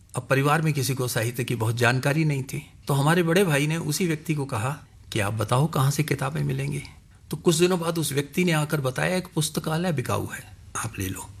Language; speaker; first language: Hindi; non-native, local second language; Punjabi